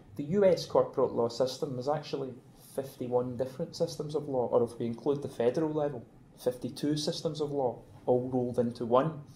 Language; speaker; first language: English; native; English